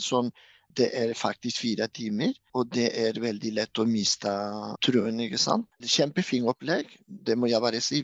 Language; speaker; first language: Norwegian; non-native, fluent; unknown